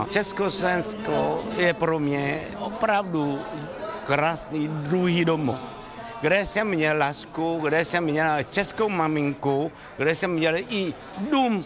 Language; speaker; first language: Czech; non-native, fluent; Vietnamese